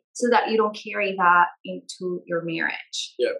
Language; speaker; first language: English; non-native, fluent; Spanish